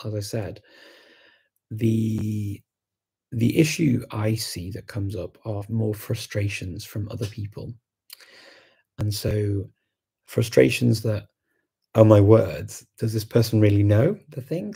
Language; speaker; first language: English; native; English